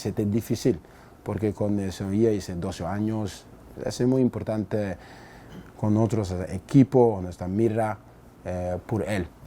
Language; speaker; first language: Spanish; non-native, learner; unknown